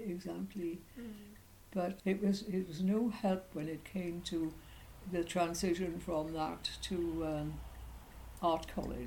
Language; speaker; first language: English; native; English